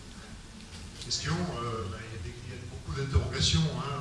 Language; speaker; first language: French; native; French